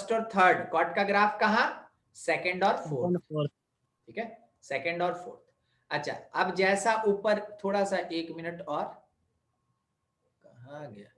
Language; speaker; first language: Hindi; native; Hindi